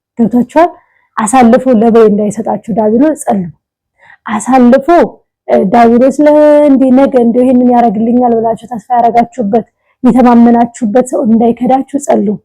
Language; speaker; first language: Amharic; native; Amharic